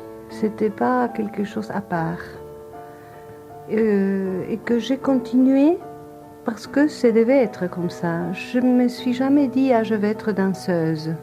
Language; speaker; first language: French; non-native, fluent; Spanish